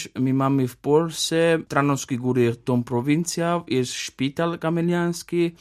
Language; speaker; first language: Polish; non-native, learner; Georgian